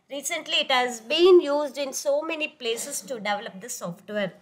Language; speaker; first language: English; non-native, local second language; Tamil